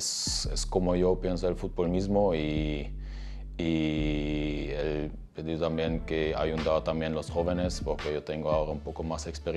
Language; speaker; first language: Spanish; non-native, learner; Turkish